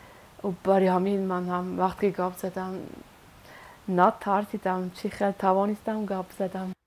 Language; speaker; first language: Persian; non-native, fluent; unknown